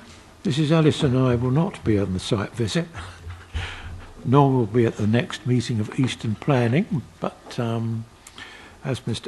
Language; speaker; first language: English; native; English